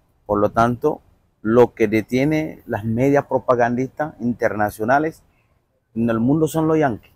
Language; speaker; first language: Spanish; non-native, fluent; Bambara